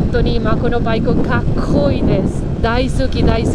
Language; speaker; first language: Japanese; non-native, learner; Spanish